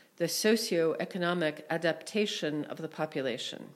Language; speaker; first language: English; native; English